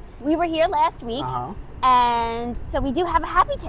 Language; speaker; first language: English; native; English